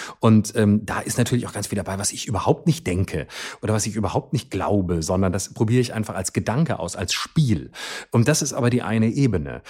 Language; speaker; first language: German; native; German